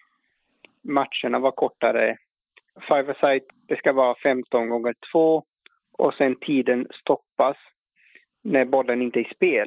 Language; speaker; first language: Swedish; non-native, fluent; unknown